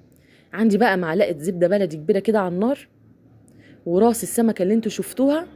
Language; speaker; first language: Arabic; native; Arabic